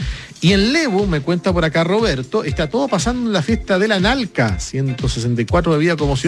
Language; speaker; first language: Spanish; native; Spanish